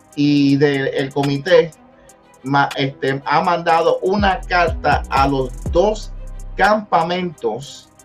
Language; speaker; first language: Spanish; early bilingual, heritage; Spanish